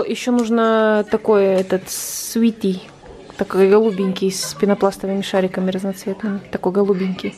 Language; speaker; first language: Russian; native; Russian